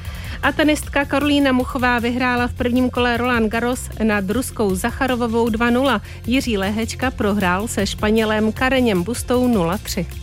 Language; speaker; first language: Czech; native; Czech